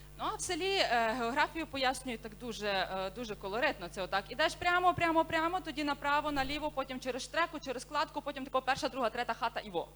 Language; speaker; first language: Ukrainian; native; Ukrainian